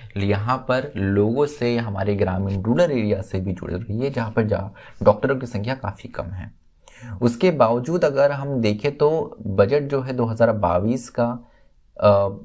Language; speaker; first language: Hindi; native; Hindi